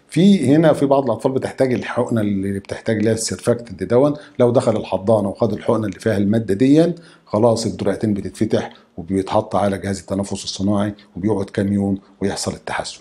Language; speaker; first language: Arabic; native; Arabic